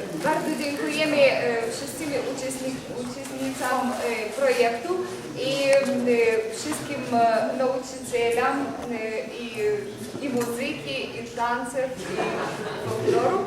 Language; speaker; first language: Polish; non-native, learner; Lithuanian